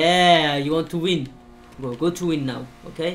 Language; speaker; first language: English; non-native, learner; French